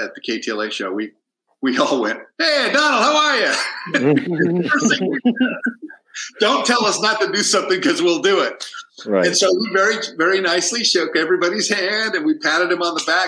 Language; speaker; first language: English; early bilingual, other home language; Spanish